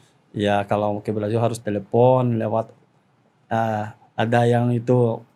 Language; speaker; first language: Indonesian; non-native, fluent; Portuguese